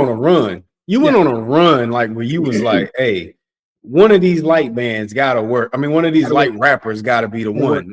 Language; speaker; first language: English; native; English